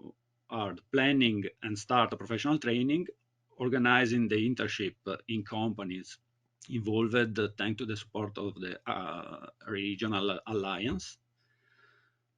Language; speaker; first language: English; non-native, learner; Italian